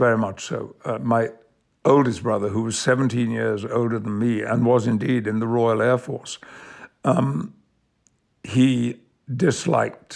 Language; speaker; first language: English; native; English